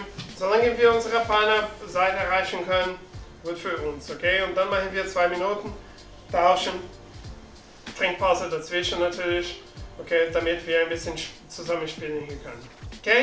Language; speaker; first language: German; non-native, learner; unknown